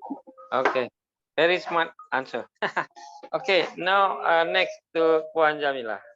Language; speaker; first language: English; non-native, learner; Malay